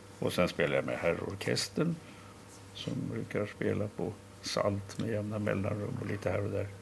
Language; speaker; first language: Swedish; native; Swedish